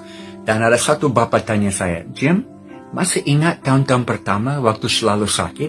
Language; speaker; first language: Indonesian; non-native, fluent; English